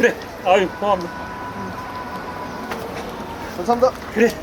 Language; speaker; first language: Korean; native; Korean